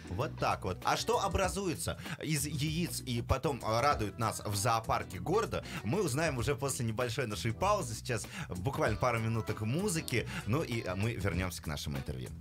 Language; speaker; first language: Russian; native; Russian